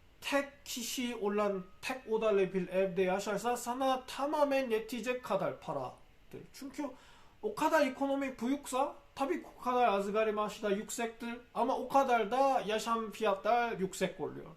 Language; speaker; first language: Turkish; non-native, fluent; Korean